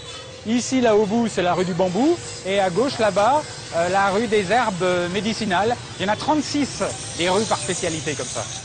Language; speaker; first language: French; native; French